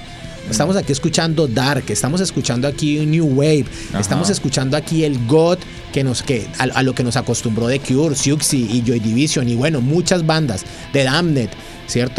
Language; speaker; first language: Spanish; native; Spanish